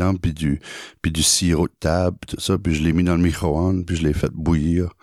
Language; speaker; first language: French; native; French